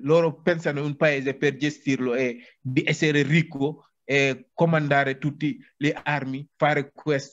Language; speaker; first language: Italian; non-native, learner; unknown